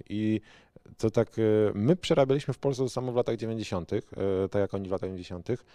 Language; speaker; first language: Polish; native; Polish